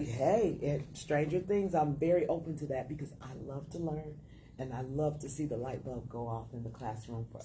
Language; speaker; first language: English; native; English